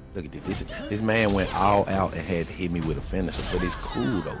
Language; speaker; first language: English; native; English